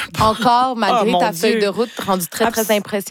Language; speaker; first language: French; native; French